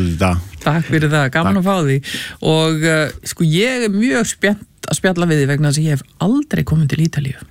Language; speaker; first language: Icelandic; native; Icelandic